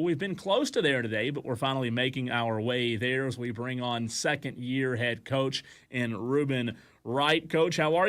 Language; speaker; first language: English; native; English